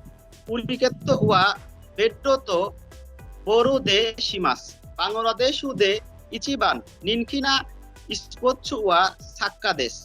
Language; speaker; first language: Japanese; non-native, learner; Bangla